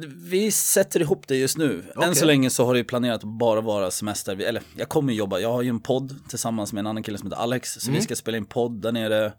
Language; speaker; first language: Swedish; native; Swedish